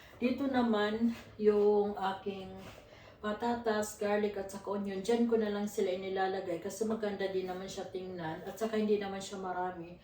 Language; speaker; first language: Filipino; non-native, local second language; Waray